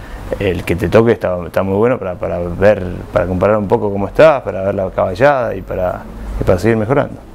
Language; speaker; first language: Spanish; native; Spanish